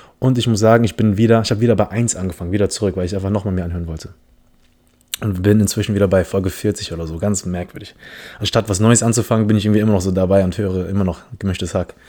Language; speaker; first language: German; early bilingual, other home language; English